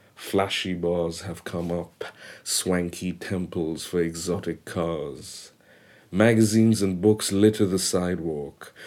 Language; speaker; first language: English; non-native, local second language; Bangla